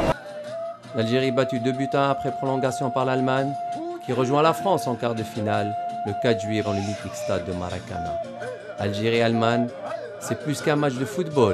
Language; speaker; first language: French; non-native, local second language; Arabic